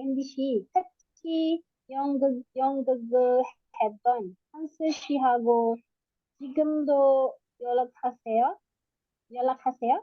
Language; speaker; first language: Korean; non-native, learner; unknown